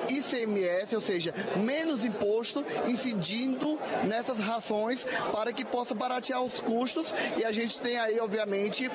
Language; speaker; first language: Portuguese; native; Portuguese